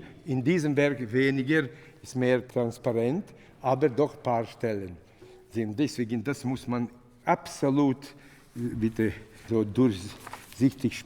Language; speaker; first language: German; non-native, fluent; Latvian